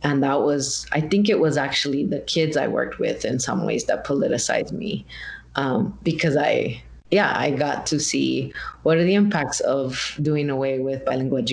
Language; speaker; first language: English; native; English